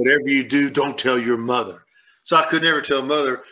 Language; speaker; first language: English; native; English